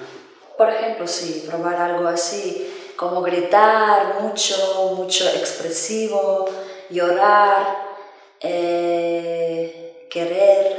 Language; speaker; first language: Spanish; non-native, learner; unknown